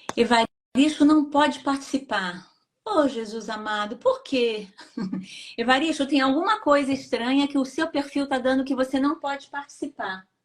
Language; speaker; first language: Portuguese; native; Portuguese